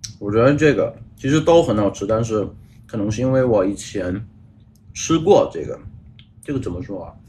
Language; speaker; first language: Chinese; early bilingual, heritage; Chinese